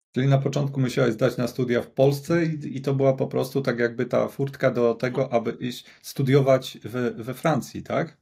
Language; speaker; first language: Polish; native; Polish